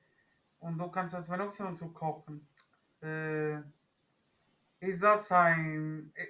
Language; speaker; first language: German; non-native, learner; Spanish